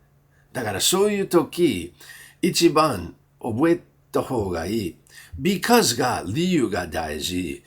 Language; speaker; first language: Japanese; non-native, learner; English